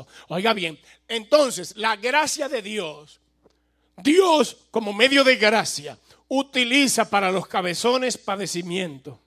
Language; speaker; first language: Spanish; native; Spanish